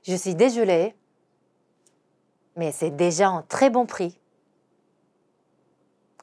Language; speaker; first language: French; non-native, fluent; Korean